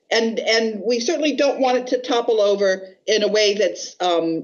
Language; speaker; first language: English; native; English